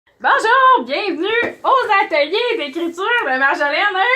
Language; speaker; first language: French; native; French